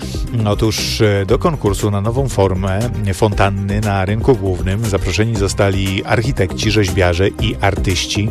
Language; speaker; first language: Polish; native; Polish